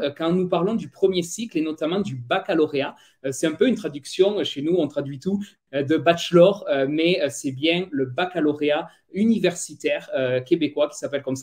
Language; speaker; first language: French; native; French